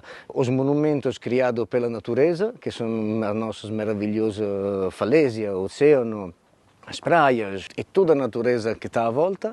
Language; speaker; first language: Portuguese; non-native, fluent; Italian